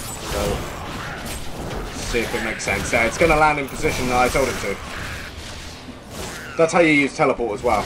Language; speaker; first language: English; native; English